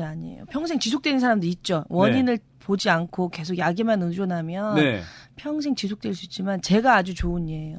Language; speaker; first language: Korean; native; Korean